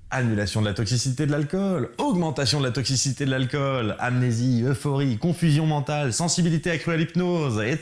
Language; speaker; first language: French; native; French